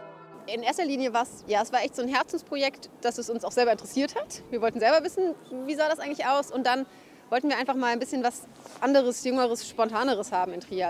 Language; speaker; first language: German; native; German